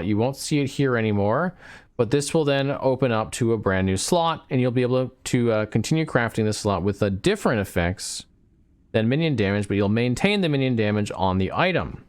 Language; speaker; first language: English; native; English